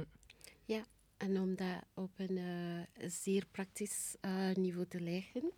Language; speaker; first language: Dutch; non-native, fluent; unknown